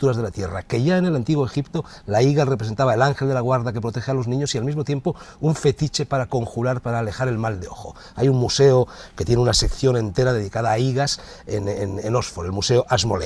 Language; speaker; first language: Spanish; native; Spanish